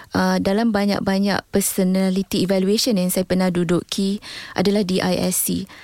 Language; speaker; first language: Malay; native; Malay